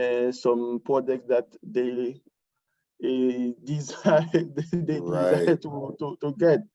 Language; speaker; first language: English; non-native, learner; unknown